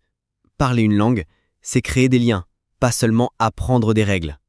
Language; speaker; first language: French; native; French